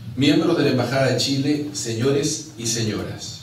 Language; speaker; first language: Spanish; native; Spanish